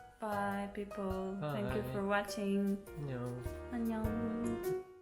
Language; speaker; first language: English; non-native, fluent; Spanish